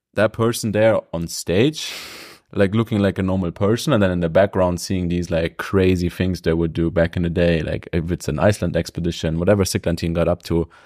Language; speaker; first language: English; non-native, fluent; German